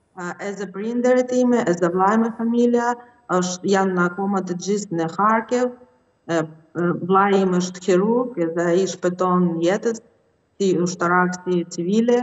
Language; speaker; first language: Albanian; non-native, learner; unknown